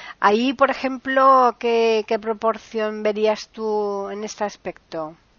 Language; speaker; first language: Spanish; native; Spanish